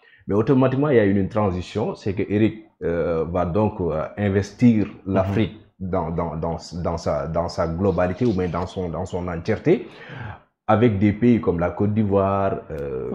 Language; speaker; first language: French; non-native, local second language; Wolof